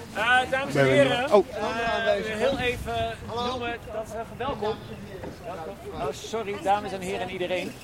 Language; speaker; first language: Dutch; native; Dutch